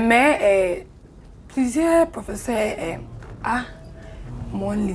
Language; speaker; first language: French; non-native, learner; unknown